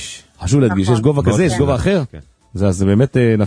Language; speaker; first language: Hebrew; native; Hebrew